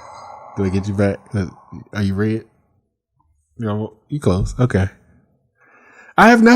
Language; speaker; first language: English; native; English